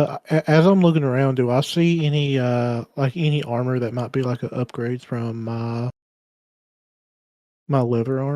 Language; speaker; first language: English; native; English